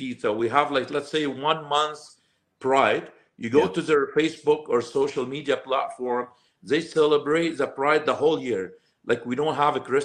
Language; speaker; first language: English; non-native, fluent; Arabic